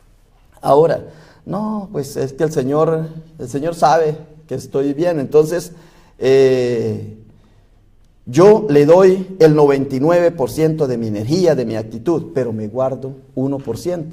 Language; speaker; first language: Spanish; native; Spanish